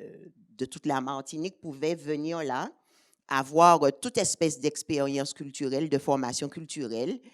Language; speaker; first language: French; native; French